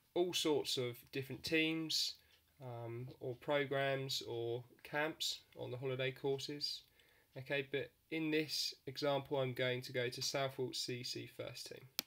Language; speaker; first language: English; native; English